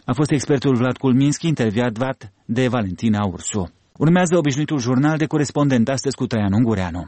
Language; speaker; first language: Romanian; native; Romanian